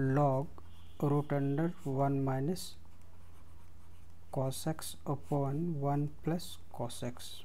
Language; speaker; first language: English; non-native, local second language; Hindi